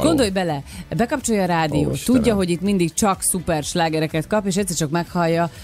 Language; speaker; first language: Hungarian; native; Hungarian